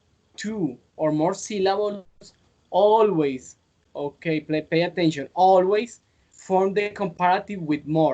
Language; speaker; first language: English; non-native, fluent; Spanish